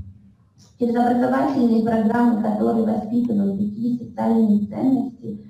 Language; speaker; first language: Russian; native; Russian